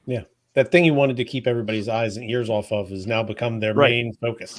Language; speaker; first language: English; native; English